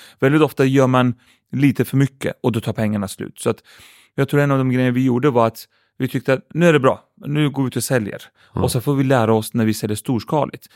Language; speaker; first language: Swedish; early bilingual, other home language; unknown